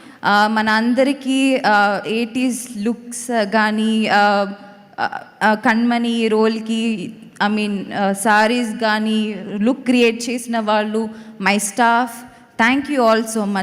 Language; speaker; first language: Telugu; non-native, learner; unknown